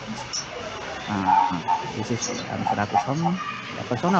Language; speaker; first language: English; non-native, learner; Indonesian